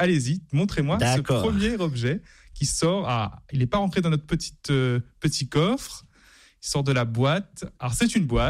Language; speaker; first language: French; native; French